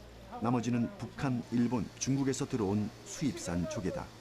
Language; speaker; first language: Korean; native; Korean